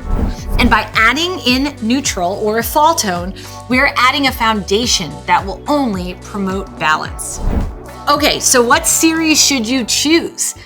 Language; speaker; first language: English; native; English